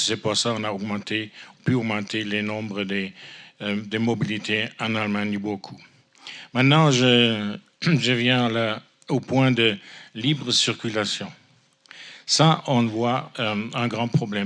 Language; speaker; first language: French; non-native, fluent; German